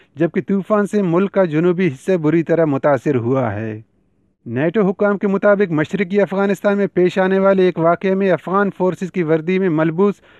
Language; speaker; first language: Urdu; non-native, local second language; Baluchi